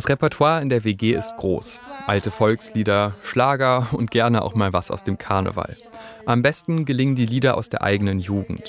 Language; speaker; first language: German; native; German